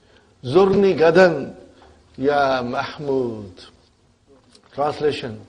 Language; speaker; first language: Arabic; non-native, fluent; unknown